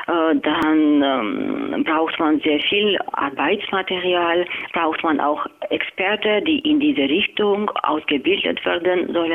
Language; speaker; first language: German; non-native, fluent; Georgian